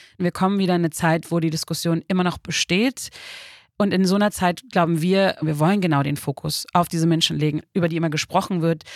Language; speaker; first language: German; early bilingual, other home language; Turkish